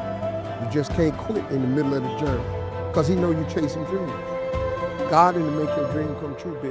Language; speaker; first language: English; native; English